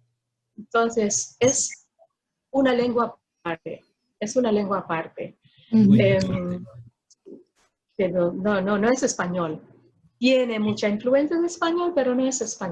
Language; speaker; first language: Spanish; non-native, fluent; Filipino